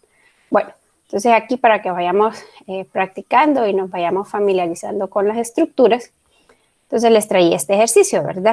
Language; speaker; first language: Spanish; native; Spanish